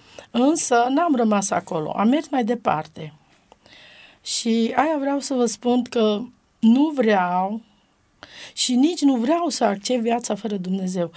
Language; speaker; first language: Romanian; non-native, local second language; Romany